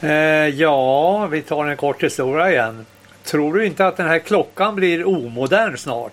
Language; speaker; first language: Swedish; native; Swedish